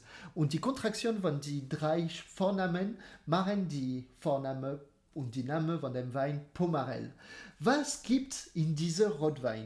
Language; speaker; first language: German; non-native, fluent; French